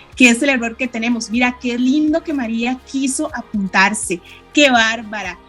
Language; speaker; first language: Spanish; native; Spanish